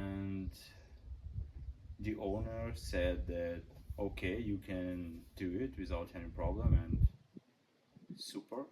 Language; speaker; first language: English; non-native, learner; Ukrainian